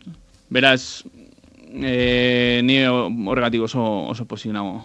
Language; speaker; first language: Basque; non-native, local second language; Spanish